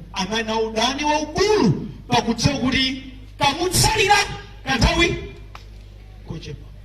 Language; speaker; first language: Nyanja; native; Nyanja